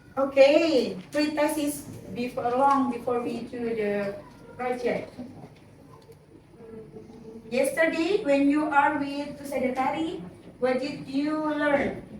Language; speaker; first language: English; non-native, fluent; Indonesian